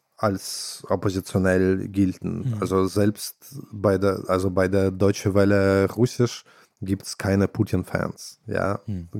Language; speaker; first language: German; non-native, fluent; Russian